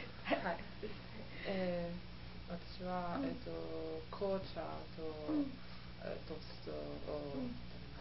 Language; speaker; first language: Japanese; non-native, learner; Italian